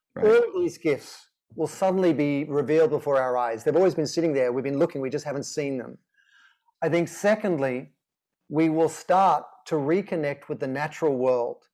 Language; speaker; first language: English; native; English